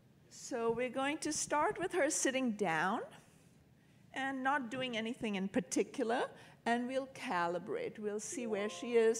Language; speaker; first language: English; native; English